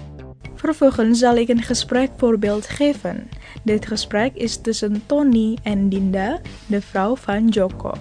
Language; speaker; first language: Dutch; non-native, learner; Indonesian